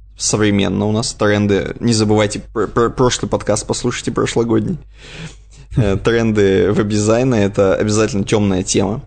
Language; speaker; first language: Russian; native; Russian